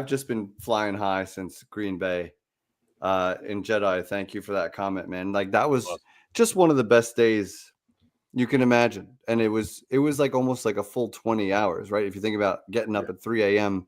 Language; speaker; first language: English; native; English